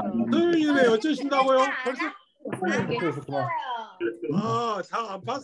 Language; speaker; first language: Korean; native; Korean